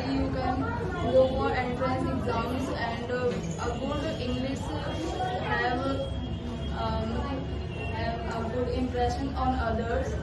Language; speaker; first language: English; non-native, learner; Hindi